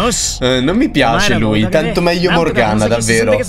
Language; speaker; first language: Italian; native; Italian